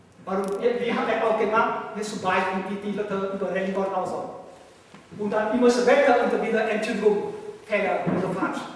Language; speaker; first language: German; non-native, learner; Vietnamese